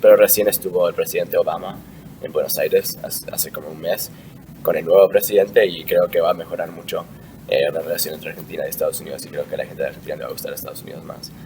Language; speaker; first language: Spanish; early bilingual, heritage; Spanish